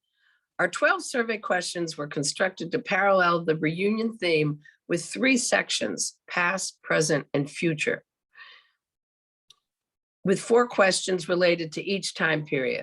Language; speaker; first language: English; native; English